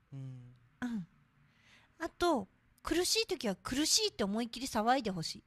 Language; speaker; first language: Japanese; native; Japanese